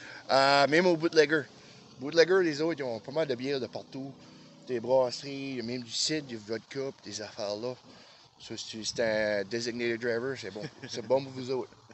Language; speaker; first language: French; native; French